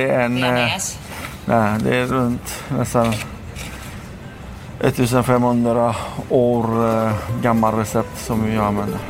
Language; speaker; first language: Swedish; early bilingual, other home language; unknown